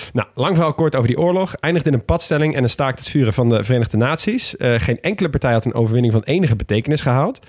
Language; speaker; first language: Dutch; native; Dutch